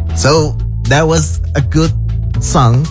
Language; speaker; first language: English; non-native, learner; Indonesian